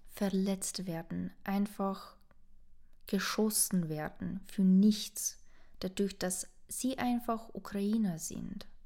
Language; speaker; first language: German; non-native, fluent; Ukrainian